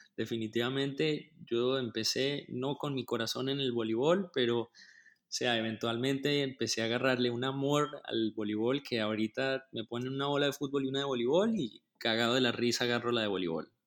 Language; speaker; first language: Spanish; native; Spanish